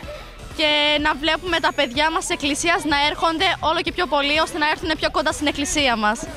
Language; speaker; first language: Greek; early bilingual, other home language; Arabic